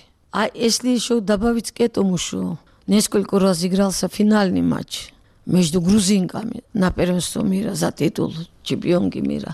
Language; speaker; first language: Russian; non-native, local second language; Georgian